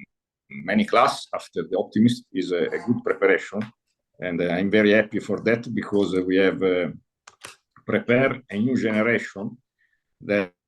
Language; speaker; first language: English; non-native, learner; Italian